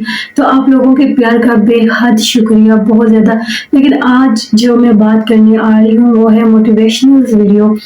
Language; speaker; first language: Urdu; native; Urdu